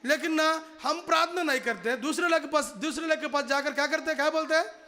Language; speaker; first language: Hindi; non-native, local second language; Telugu